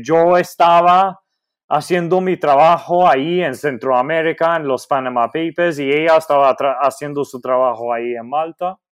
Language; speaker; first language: Spanish; non-native, fluent; Maltese